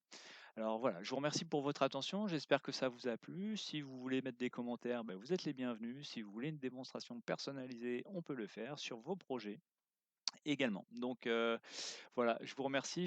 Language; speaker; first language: French; native; French